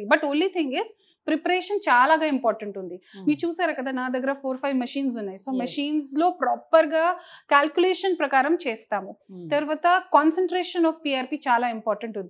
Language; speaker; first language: Telugu; non-native, local second language; Hindi